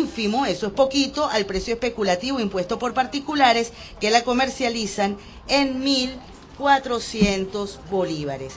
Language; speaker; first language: Spanish; native; Spanish